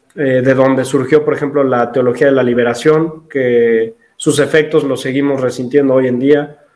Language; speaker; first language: Spanish; native; Spanish